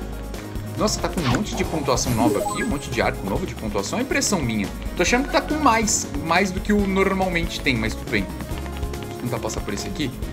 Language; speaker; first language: Portuguese; native; Portuguese